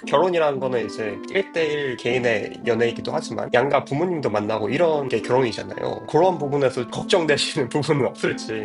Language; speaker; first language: Korean; native; Korean